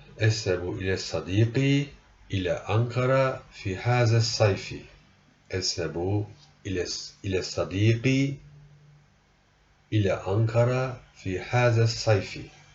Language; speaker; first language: Arabic; non-native, fluent; Turkish